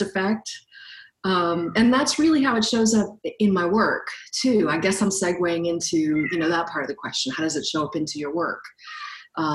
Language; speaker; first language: English; native; English